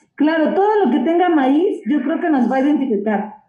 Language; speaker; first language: Spanish; native; Spanish